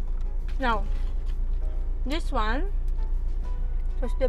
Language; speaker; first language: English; non-native, local second language; Malay